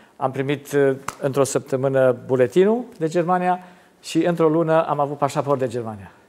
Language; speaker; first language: Romanian; non-native, local second language; German